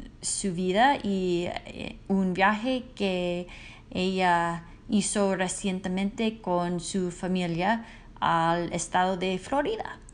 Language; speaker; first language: Spanish; non-native, learner; English